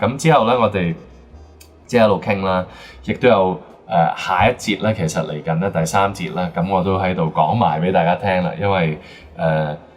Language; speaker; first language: Cantonese; native; Cantonese